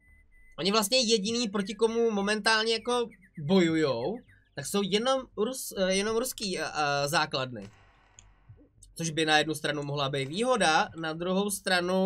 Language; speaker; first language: Czech; native; Czech